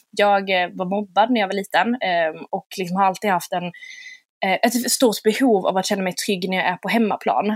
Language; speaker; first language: Swedish; native; Swedish